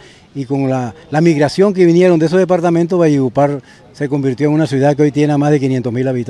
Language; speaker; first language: Spanish; native; Spanish